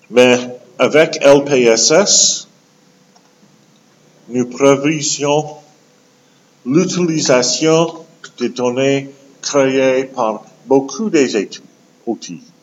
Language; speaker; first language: French; non-native, local second language; English